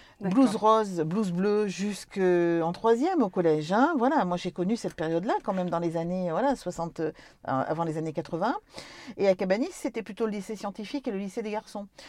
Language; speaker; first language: French; native; French